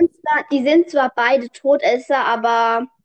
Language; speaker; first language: German; native; German